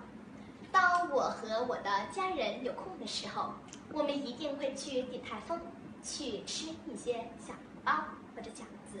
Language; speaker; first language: Chinese; early bilingual, other home language; English